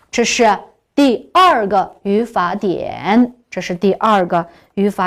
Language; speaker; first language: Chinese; non-native, local second language; Uyghur